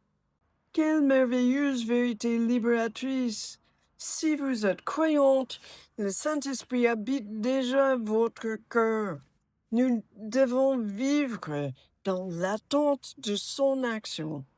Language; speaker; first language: French; non-native, fluent; English